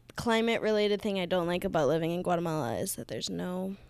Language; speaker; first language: English; native; English